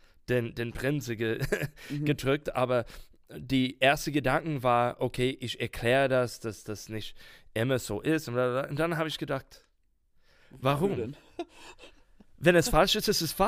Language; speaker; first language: German; non-native, learner; English